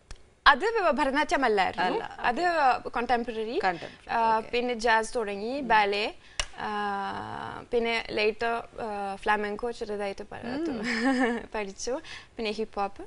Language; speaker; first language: Malayalam; non-native, fluent; French